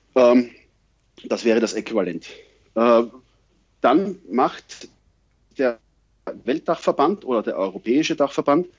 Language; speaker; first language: German; native; German